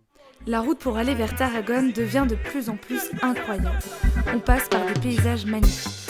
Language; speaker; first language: French; native; French